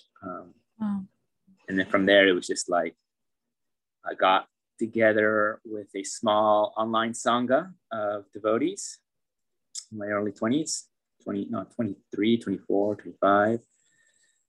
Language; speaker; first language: English; native; English